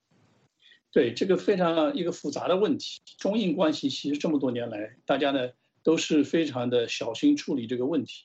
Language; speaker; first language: Chinese; native; Chinese